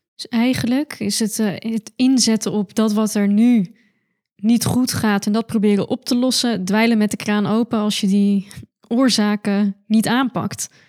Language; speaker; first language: Dutch; native; Dutch